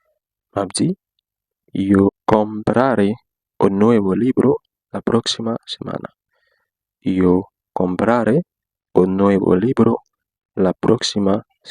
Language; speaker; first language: Spanish; non-native, fluent; Haitian Creole